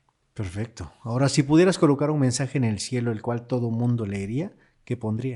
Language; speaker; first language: Spanish; native; Spanish